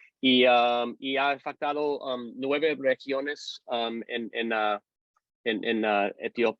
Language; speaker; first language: Spanish; non-native, fluent; English